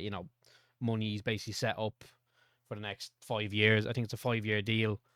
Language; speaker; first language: English; native; English